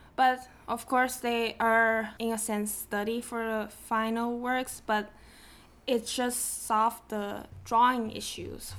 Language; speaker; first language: English; non-native, fluent; Chinese